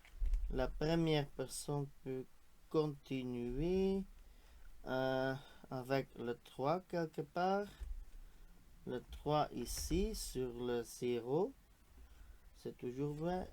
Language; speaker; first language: French; non-native, local second language; Dutch